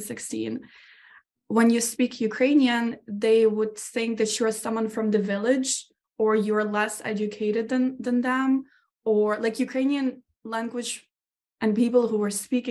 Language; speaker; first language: English; non-native, fluent; Ukrainian